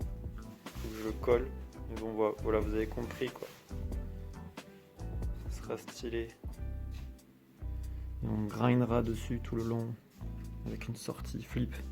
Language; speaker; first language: French; native; French